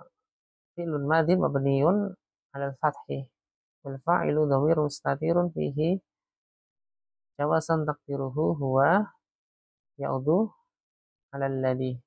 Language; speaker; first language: Arabic; non-native, fluent; Indonesian